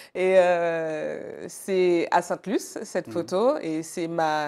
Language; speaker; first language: French; native; French